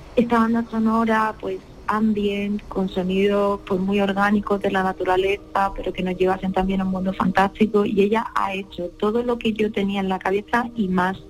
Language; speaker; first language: Spanish; native; Spanish